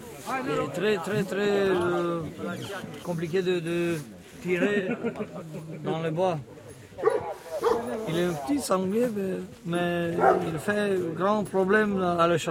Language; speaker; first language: French; non-native, learner; Romanian